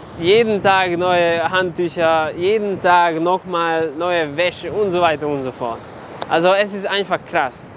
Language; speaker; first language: German; non-native, fluent; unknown